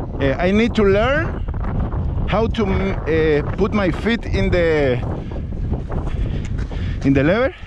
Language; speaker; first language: English; non-native, learner; Spanish